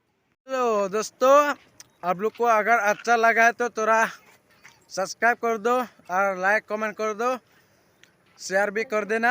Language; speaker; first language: Hindi; non-native, local second language; Chakma